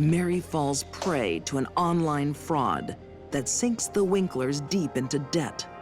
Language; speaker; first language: English; native; English